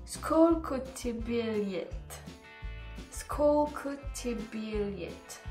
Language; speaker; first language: Russian; non-native, learner; French